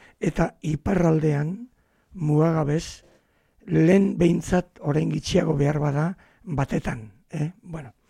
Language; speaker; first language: Basque; native; Basque